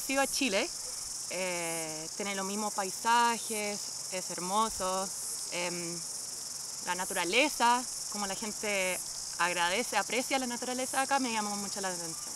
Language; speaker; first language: Spanish; non-native, fluent; English